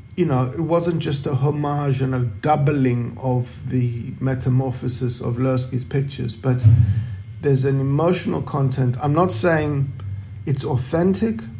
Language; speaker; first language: English; native; English